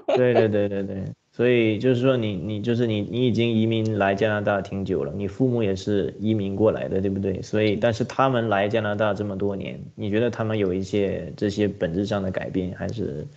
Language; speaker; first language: Chinese; native; Chinese